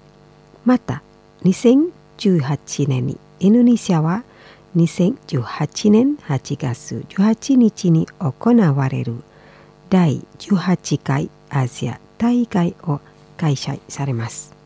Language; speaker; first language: Japanese; non-native, fluent; Indonesian